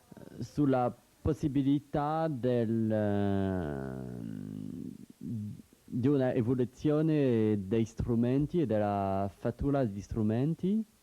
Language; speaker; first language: Italian; non-native, learner; French